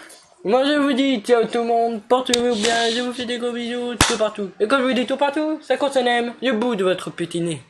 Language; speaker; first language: French; native; French